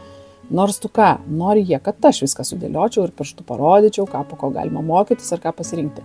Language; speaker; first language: Lithuanian; native; Lithuanian